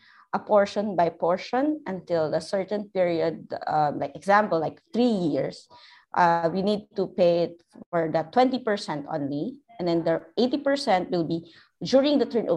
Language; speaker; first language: English; non-native, local second language; Filipino